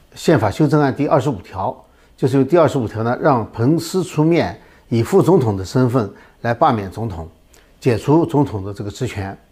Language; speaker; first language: Chinese; native; Chinese